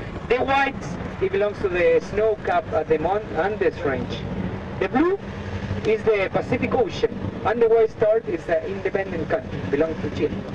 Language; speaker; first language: English; non-native, fluent; Spanish